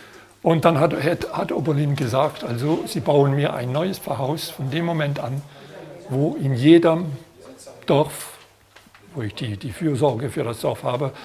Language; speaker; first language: German; non-native, fluent; French